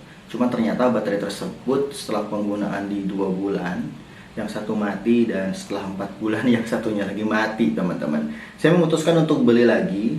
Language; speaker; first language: Indonesian; native; Indonesian